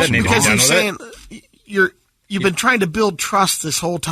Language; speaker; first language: English; native; English